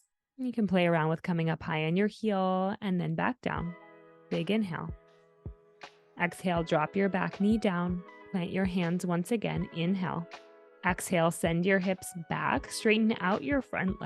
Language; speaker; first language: English; native; English